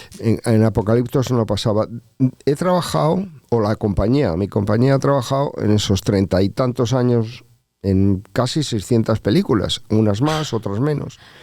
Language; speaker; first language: Spanish; native; Spanish